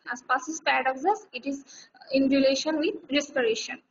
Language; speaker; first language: English; non-native, local second language; Bangla